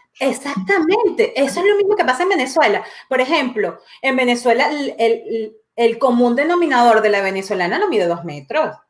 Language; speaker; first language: Spanish; native; Spanish